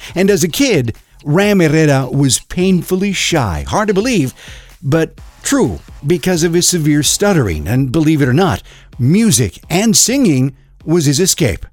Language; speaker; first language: English; early bilingual, other home language; Spanish